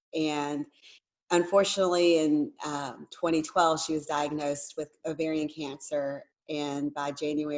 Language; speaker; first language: English; native; English